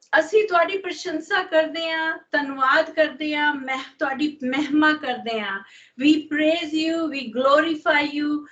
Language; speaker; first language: Punjabi; non-native, learner; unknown